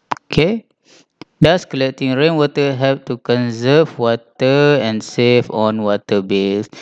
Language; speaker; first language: English; non-native, local second language; Malay